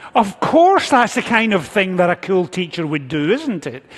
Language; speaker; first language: English; native; English